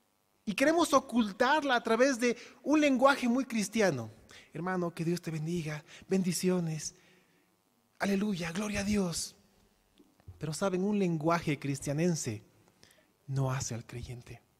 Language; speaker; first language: Spanish; native; Spanish